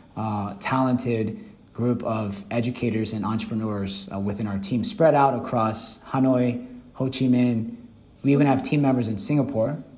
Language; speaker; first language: English; early bilingual, other home language; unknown